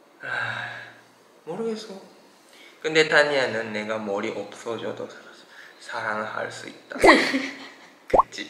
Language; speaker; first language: Korean; non-native, fluent; Japanese